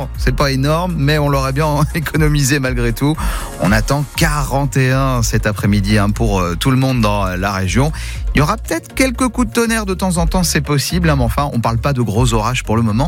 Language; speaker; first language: French; native; French